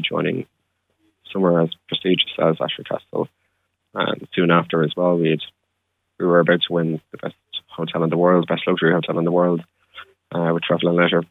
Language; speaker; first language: English; native; English